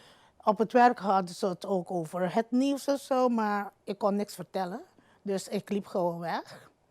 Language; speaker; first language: Dutch; non-native, local second language; Papiamento